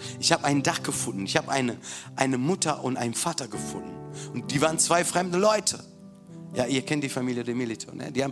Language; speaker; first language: German; non-native, fluent; Italian